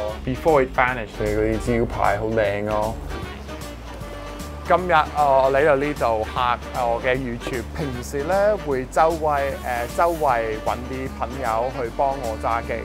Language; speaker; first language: Chinese; non-native, fluent; English